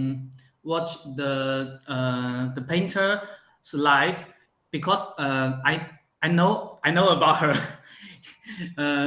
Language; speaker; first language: English; non-native, learner; Chinese